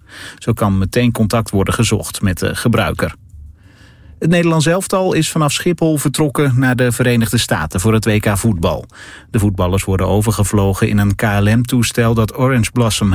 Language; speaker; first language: Dutch; native; Dutch